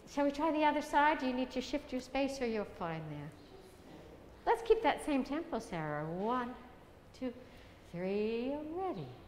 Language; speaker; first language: English; native; English